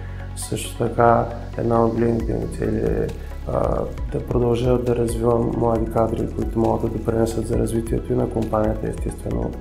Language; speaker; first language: Bulgarian; native; Bulgarian